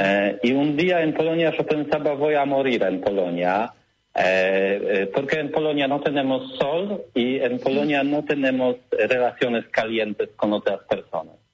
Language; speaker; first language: Spanish; non-native, learner; Polish